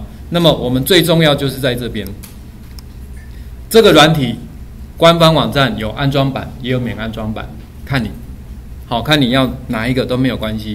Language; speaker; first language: Chinese; native; Chinese